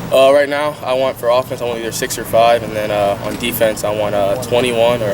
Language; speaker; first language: English; native; English